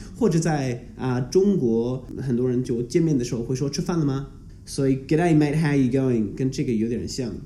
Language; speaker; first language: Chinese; non-native, fluent; English